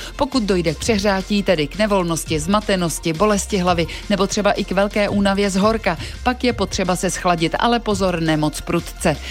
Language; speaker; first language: Czech; native; Czech